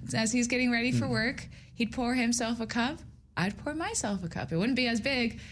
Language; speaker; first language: English; native; English